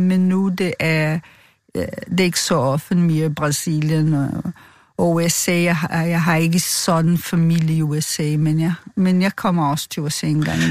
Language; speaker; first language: Danish; non-native, fluent; Portuguese